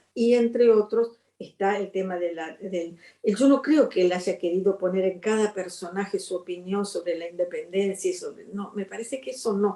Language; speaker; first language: Spanish; native; Spanish